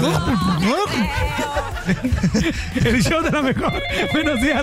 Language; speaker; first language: Spanish; native; Spanish